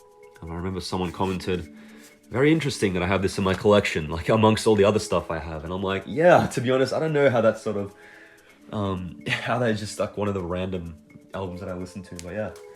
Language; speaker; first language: English; native; English